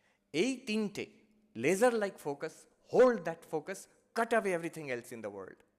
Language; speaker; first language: English; non-native, local second language; Bangla